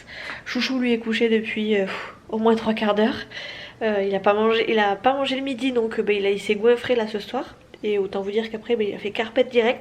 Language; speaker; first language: French; native; French